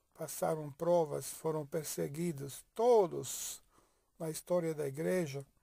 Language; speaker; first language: Portuguese; non-native, fluent; Italian